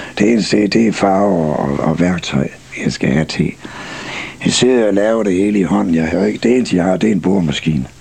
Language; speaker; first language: Danish; native; Danish